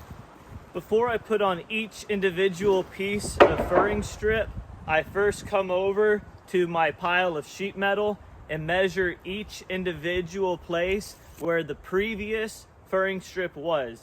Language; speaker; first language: English; native; English